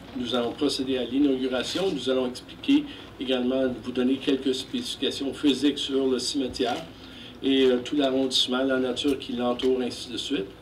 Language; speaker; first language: French; native; French